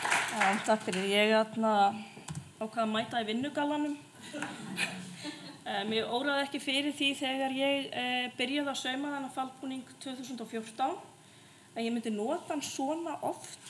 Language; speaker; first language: Icelandic; native; Icelandic